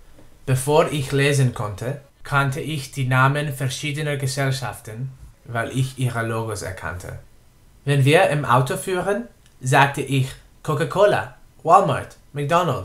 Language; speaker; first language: German; non-native, learner; English